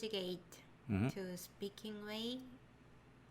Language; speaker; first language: English; non-native, learner; Korean